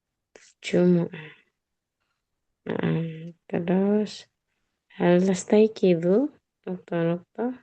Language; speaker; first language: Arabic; non-native, fluent; Indonesian